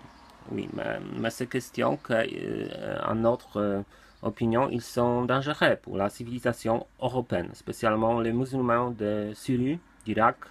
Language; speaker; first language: French; non-native, learner; Polish